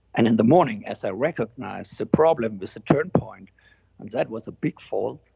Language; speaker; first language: English; non-native, fluent; German